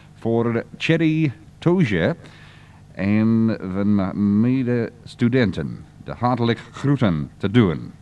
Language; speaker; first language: Dutch; non-native, learner; English